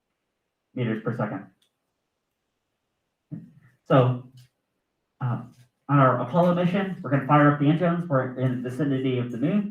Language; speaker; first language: English; native; English